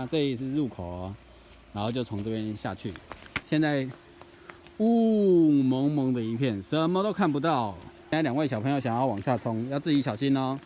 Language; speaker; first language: Chinese; native; Chinese